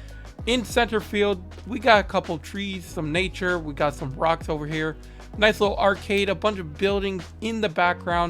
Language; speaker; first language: English; native; English